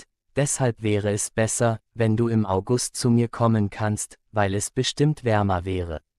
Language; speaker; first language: German; non-native, fluent; Arabic